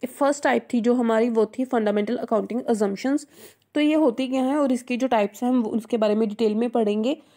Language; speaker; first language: Hindi; non-native, local second language; Punjabi